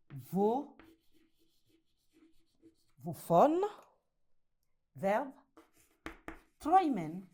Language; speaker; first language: German; non-native, learner; French